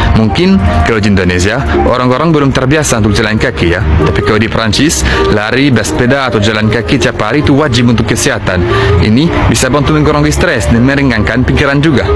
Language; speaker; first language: Indonesian; non-native, fluent; French